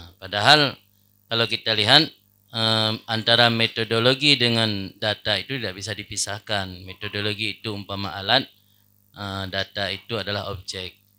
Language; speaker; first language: Malay; non-native, local second language; Achinese